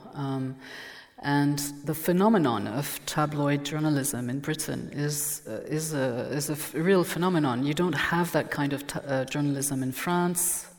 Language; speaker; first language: English; non-native, fluent; French